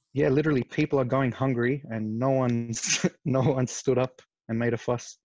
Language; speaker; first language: English; non-native, fluent; Arabic